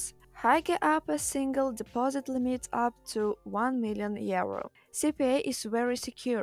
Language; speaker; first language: English; non-native, learner; Russian